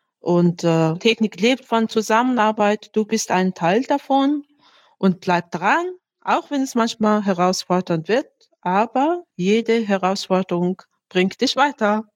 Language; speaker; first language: German; non-native, fluent; Mongolian